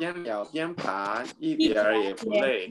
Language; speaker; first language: Chinese; non-native, learner; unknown